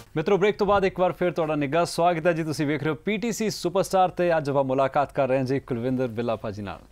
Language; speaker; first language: Punjabi; native; Punjabi